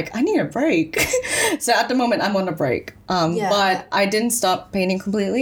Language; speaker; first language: English; early bilingual, other home language; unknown